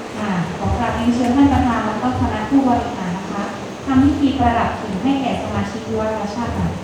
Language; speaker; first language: Thai; native; Thai